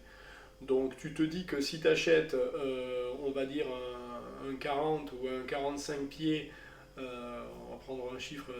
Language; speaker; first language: French; native; French